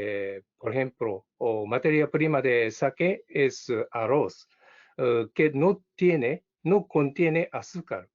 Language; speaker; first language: Spanish; non-native, learner; Japanese